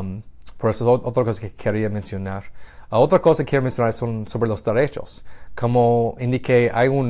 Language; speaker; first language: Spanish; non-native, fluent; English